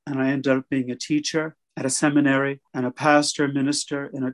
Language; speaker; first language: English; native; English